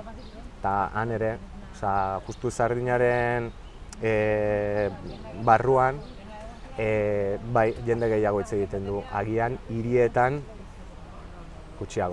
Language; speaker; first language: Basque; non-native, fluent; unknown